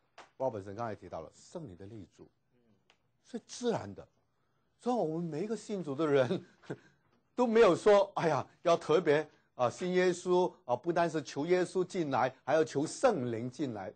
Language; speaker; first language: Chinese; native; Chinese